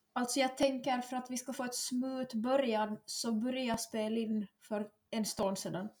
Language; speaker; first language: Swedish; native; Swedish